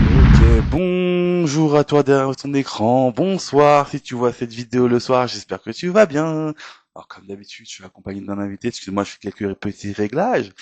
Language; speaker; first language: French; native; French